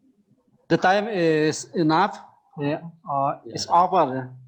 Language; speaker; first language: English; non-native, local second language; Indonesian